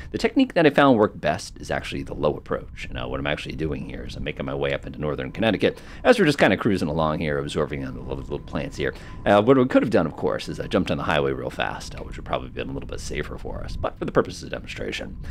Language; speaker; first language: English; native; English